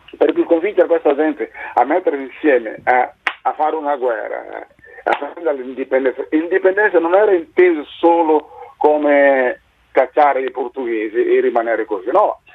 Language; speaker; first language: Italian; non-native, fluent; Upper Guinea Crioulo